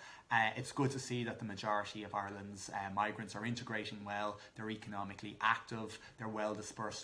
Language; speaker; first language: English; native; English